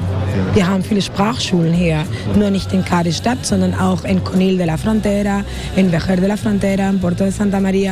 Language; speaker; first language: German; non-native, fluent; Spanish